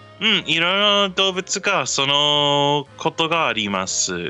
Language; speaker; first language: Japanese; non-native, learner; English